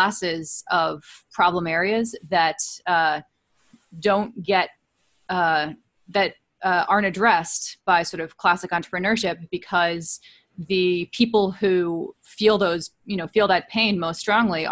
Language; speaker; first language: English; native; English